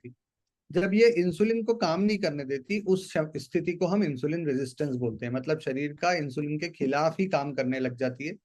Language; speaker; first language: Hindi; native; Hindi